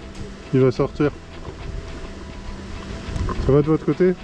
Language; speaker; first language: French; native; French